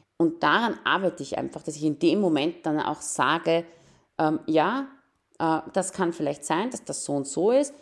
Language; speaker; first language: German; early bilingual, other home language; Persian